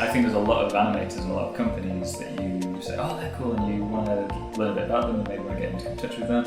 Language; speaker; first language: English; native; English